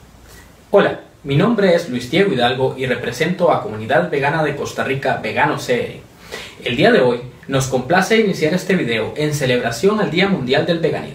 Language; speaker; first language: Spanish; native; Spanish